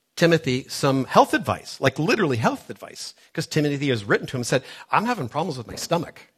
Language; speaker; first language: English; native; English